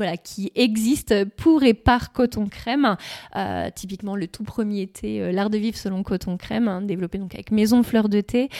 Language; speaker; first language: French; native; French